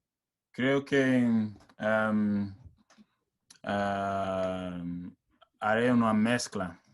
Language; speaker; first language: Spanish; non-native, learner; English